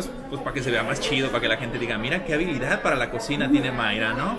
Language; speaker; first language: Spanish; native; Spanish